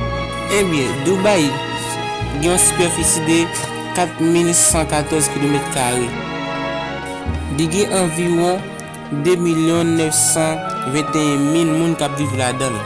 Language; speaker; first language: French; non-native, learner; Haitian Creole